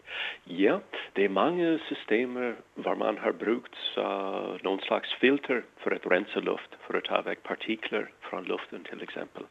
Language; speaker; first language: Danish; non-native, fluent; English